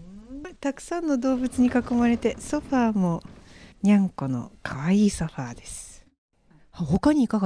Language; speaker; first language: Japanese; native; Japanese